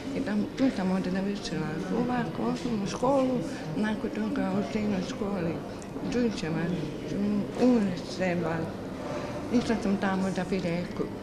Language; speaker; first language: Croatian; early bilingual, other home language; German